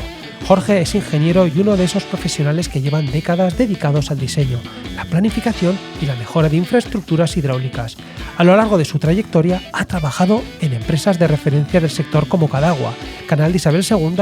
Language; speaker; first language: Spanish; native; Spanish